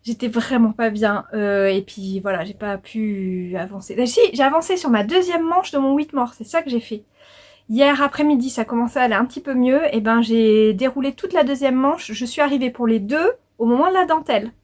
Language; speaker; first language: French; native; French